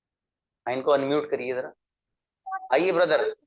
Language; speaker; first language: Hindi; native; Hindi